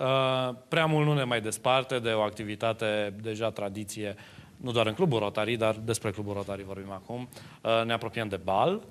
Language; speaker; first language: Romanian; native; Romanian